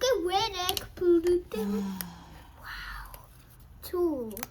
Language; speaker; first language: Dutch; early bilingual, other home language; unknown